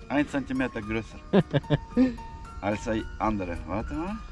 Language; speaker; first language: German; non-native, learner; Russian